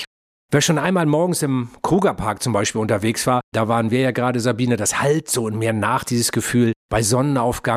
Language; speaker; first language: German; native; German